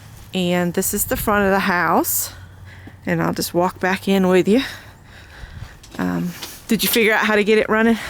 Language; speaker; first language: English; native; English